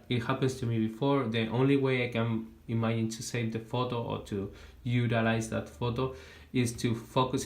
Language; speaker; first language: English; non-native, fluent; Spanish